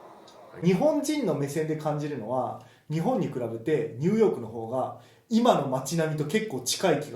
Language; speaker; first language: Japanese; native; Japanese